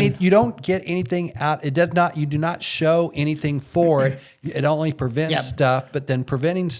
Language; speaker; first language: English; native; English